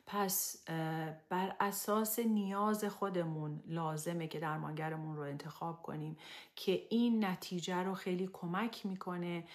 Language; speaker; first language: Persian; native; Persian